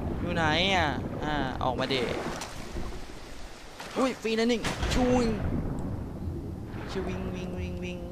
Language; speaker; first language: Thai; native; Thai